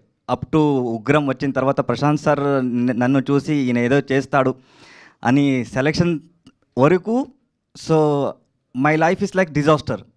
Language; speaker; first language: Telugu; non-native, learner; Kannada